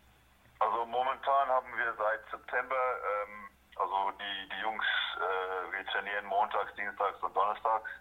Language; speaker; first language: German; non-native, fluent; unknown